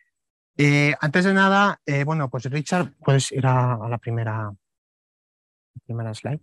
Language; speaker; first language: Spanish; native; Spanish